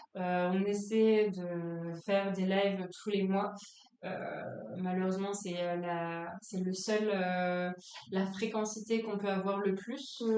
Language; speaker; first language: French; native; French